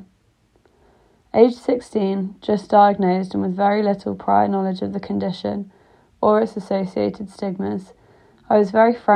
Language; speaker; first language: English; native; English